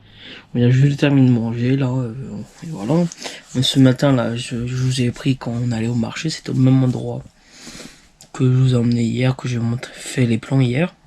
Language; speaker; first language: French; native; French